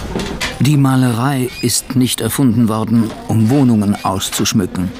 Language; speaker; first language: German; native; German